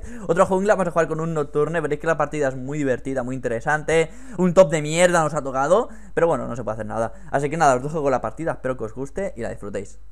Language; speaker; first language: Spanish; native; Spanish